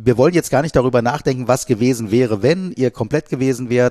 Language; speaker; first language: German; native; German